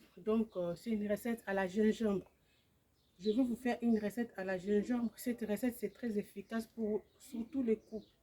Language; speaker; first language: French; non-native, local second language; Lingala